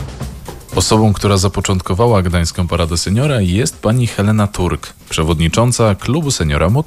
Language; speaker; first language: Polish; native; Polish